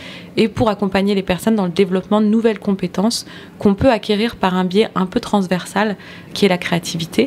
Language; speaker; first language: French; native; French